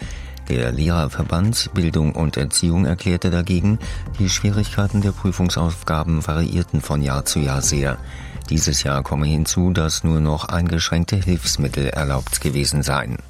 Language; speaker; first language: German; native; German